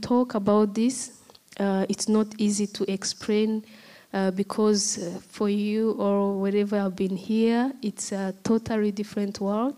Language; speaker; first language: English; non-native, local second language; Kinyarwanda